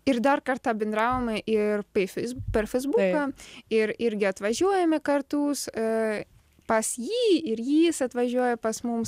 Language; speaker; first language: Lithuanian; non-native, learner; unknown